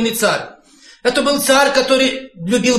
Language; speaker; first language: Polish; non-native, learner; Russian